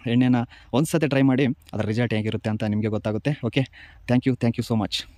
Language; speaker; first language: Kannada; native; Kannada